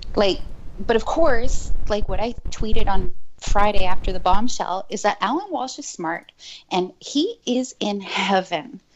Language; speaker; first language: English; native; English